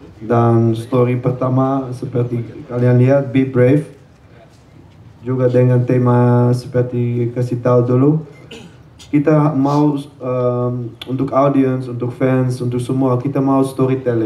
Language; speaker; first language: Indonesian; non-native, learner; Dutch